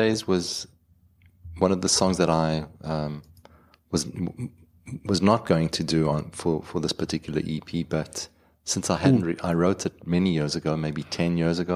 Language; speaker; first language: English; native; English